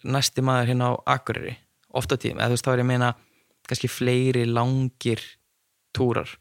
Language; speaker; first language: Icelandic; native; Icelandic